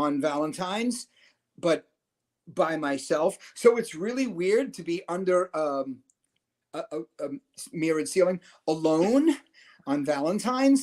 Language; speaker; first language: English; native; English